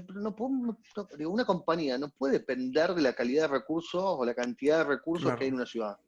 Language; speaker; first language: Spanish; native; Spanish